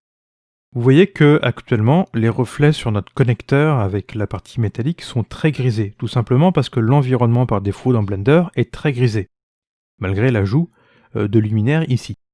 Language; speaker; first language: French; native; French